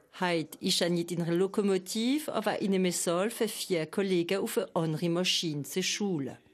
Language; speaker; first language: German; non-native, local second language; French